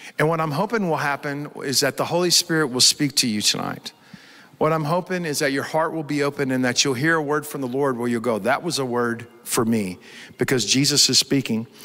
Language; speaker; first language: English; native; English